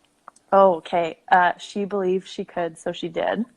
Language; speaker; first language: English; native; English